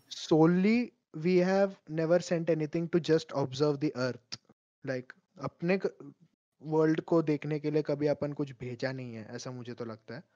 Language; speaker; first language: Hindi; non-native, local second language; Malayalam